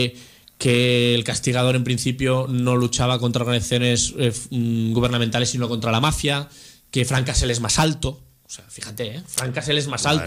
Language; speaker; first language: Spanish; native; Spanish